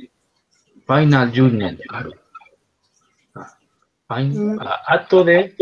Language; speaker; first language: Japanese; non-native, learner; Spanish